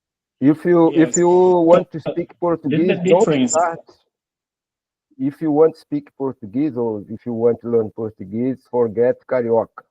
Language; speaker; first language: English; non-native, learner; Portuguese